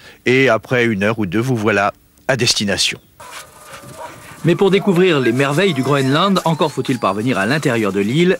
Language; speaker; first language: French; native; French